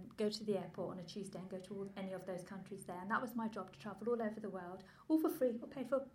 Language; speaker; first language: English; native; English